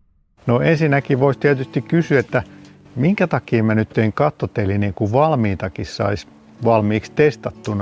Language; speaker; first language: Finnish; native; Finnish